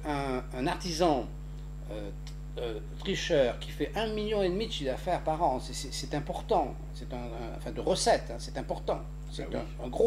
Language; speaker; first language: French; native; French